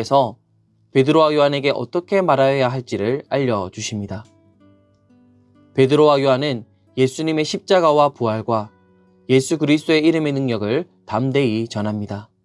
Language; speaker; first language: Korean; native; Korean